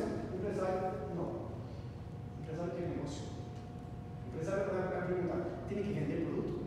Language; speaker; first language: Spanish; non-native, learner; Portuguese